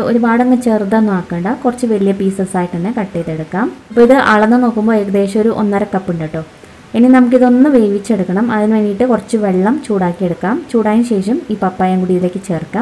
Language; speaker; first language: Malayalam; native; Malayalam